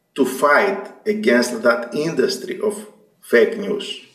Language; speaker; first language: English; non-native, fluent; Greek